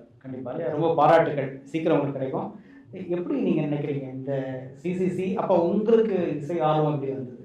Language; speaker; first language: Tamil; native; Tamil